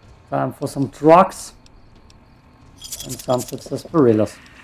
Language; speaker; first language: English; non-native, fluent; German